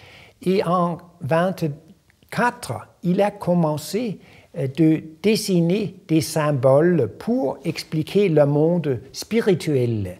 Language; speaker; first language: French; non-native, fluent; Danish